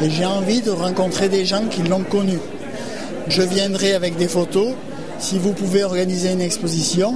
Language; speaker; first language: French; native; French